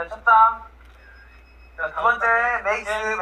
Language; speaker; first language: Korean; native; Korean